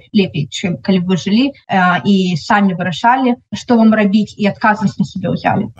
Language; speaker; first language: Belarusian; non-native, local second language; Russian